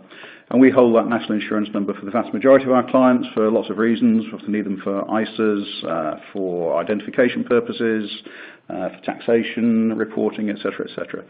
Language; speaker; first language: English; native; English